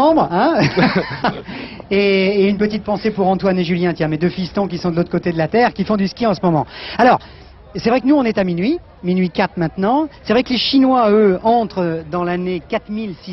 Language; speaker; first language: French; native; French